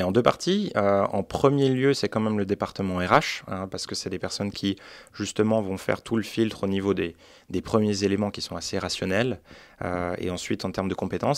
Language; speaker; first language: French; native; French